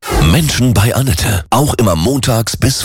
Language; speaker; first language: German; native; German